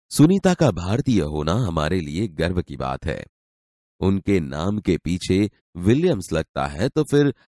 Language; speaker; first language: Hindi; non-native, local second language; Gujarati